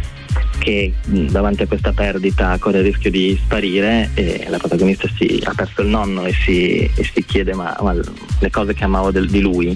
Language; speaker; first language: Italian; native; Italian